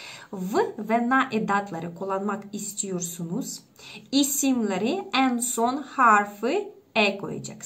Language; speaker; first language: Turkish; non-native, fluent; Russian